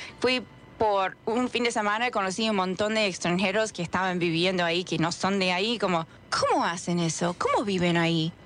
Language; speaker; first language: Spanish; non-native, fluent; English